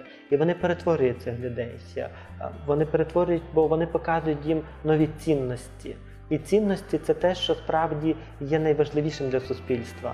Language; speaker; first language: Ukrainian; native; Ukrainian